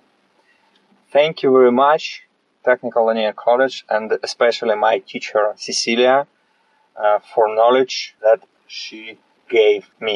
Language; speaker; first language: English; non-native, fluent; Russian